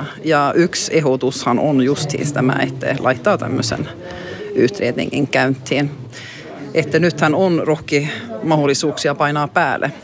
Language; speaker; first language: Finnish; non-native, local second language; Swedish